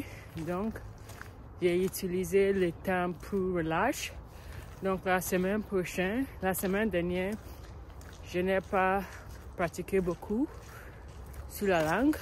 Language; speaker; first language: French; non-native, learner; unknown